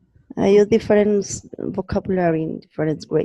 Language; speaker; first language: English; non-native, learner; Spanish